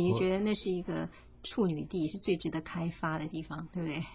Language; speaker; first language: Chinese; native; Chinese